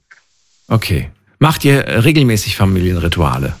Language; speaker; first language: German; native; German